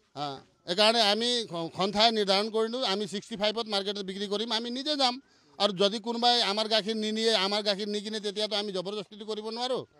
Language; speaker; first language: Assamese; non-native, local second language; Nepali